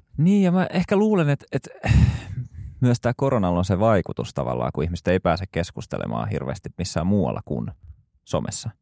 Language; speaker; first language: Finnish; early bilingual, other home language; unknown